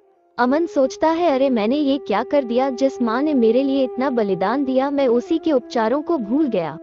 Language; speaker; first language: Hindi; native; Hindi